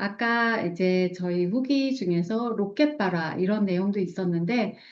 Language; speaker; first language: Korean; native; Korean